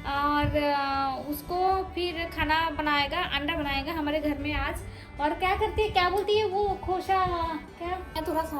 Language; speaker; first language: Hindi; non-native, local second language; Bangla